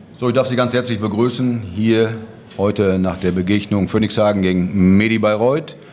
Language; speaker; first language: German; native; German